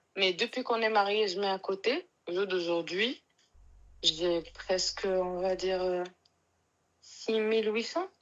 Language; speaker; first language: French; non-native, local second language; Arabic